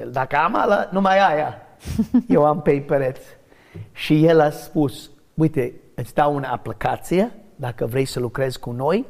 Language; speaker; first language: Romanian; non-native, fluent; English